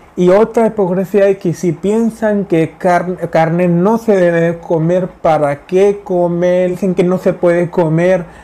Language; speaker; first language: Spanish; non-native, fluent; Hindi